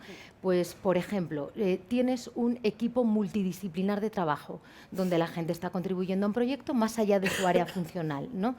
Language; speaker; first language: Spanish; native; Spanish